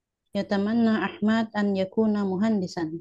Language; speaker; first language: Arabic; non-native, learner; Indonesian